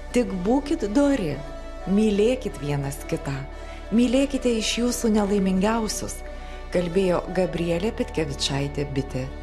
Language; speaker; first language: Lithuanian; native; Lithuanian